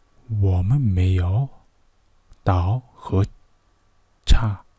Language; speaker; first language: Chinese; non-native, fluent; Mongolian